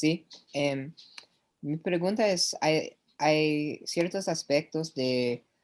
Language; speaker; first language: Spanish; non-native, learner; English